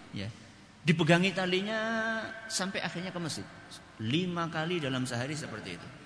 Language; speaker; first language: Indonesian; non-native, local second language; Javanese